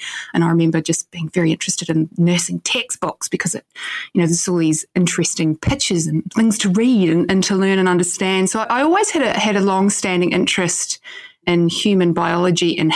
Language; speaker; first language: English; native; English